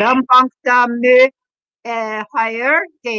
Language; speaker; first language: Turkish; non-native, learner; English